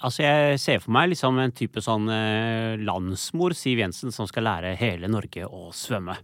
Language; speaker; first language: Norwegian; early bilingual, other home language; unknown